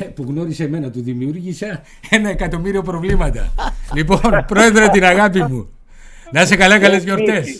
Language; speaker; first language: Greek; native; Greek